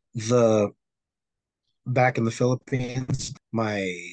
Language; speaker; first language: English; non-native, local second language; Filipino